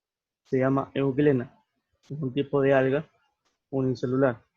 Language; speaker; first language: Spanish; native; Spanish